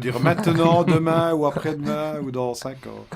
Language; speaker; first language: French; native; French